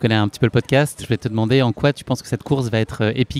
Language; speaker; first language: French; native; French